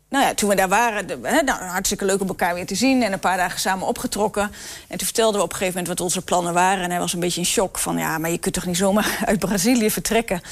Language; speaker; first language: Dutch; native; Dutch